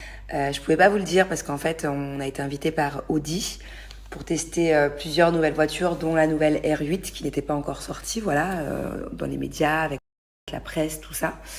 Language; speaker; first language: French; native; French